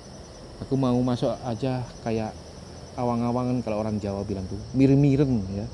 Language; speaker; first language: Indonesian; native; Indonesian